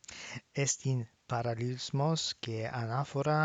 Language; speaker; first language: Greek; non-native, learner; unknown